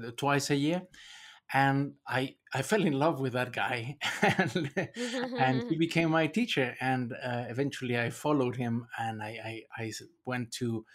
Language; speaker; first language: English; non-native, fluent; Spanish